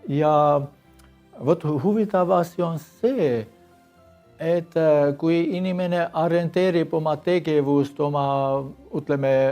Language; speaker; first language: Estonian; non-native, learner; Armenian